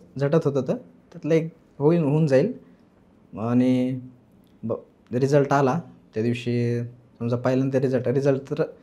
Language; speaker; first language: Marathi; native; Marathi